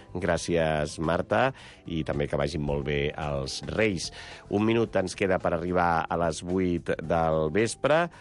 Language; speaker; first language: Catalan; native; Catalan